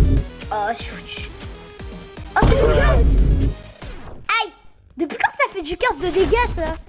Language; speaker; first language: French; native; French